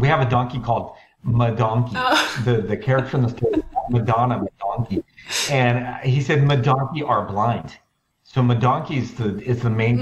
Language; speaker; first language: English; native; English